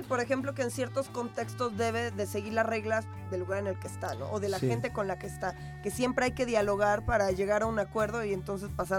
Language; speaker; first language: Spanish; native; Spanish